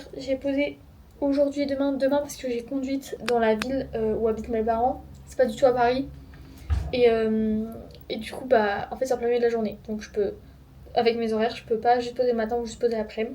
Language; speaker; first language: French; native; French